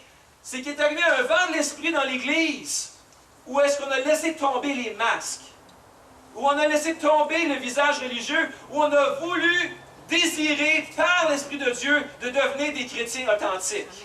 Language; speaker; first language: French; native; French